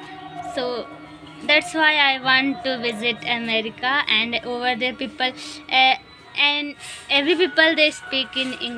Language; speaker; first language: English; non-native, learner; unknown